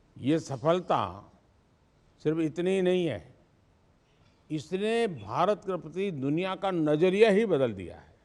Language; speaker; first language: Hindi; non-native, local second language; Gujarati